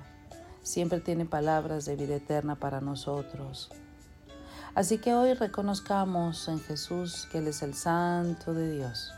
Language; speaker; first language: Spanish; native; Spanish